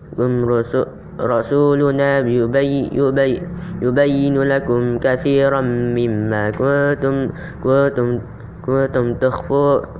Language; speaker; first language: Arabic; non-native, learner; Indonesian